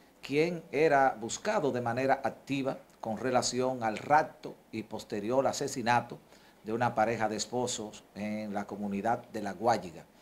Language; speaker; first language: Spanish; native; Spanish